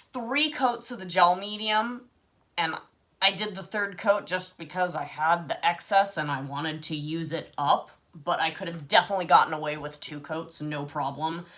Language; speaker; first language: English; native; English